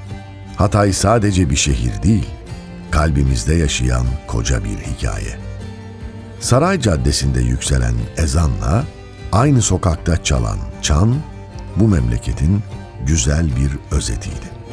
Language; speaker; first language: Turkish; native; Turkish